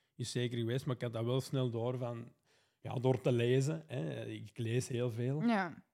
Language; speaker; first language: Dutch; native; Dutch